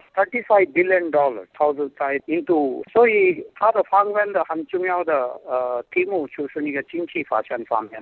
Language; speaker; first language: Chinese; non-native, fluent; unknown